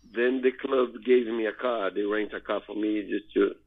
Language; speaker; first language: English; non-native, learner; Portuguese